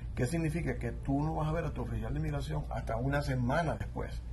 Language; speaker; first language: Spanish; native; Spanish